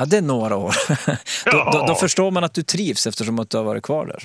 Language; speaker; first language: Swedish; native; Swedish